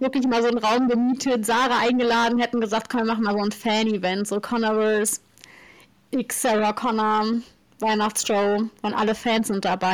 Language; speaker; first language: German; native; German